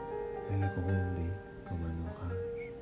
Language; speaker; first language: French; native; French